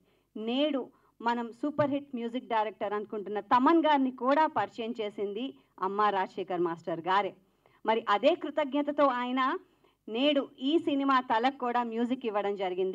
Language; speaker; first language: Telugu; native; Telugu